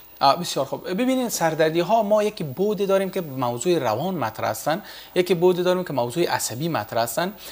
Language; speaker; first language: Persian; native; Persian